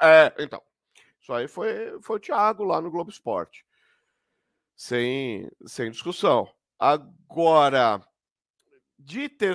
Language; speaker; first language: Portuguese; native; Portuguese